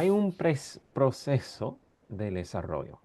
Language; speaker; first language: Spanish; non-native, fluent; English